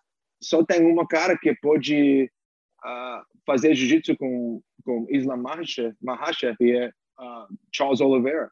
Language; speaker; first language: Portuguese; non-native, learner; English